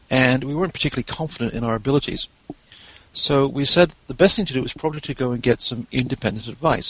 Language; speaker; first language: English; native; English